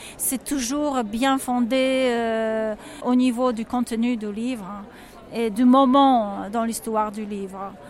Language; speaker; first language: French; non-native, fluent; Polish